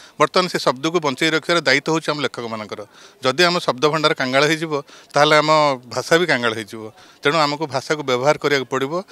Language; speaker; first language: Odia; native; Odia